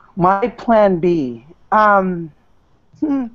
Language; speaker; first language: English; non-native, local second language; Filipino